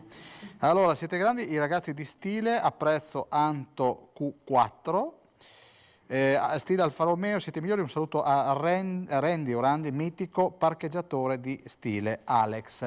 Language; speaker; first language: Italian; native; Italian